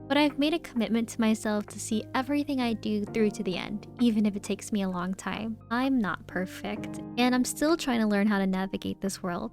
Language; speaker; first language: English; native; English